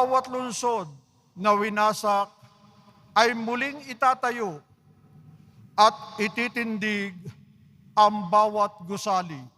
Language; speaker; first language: Filipino; native; Filipino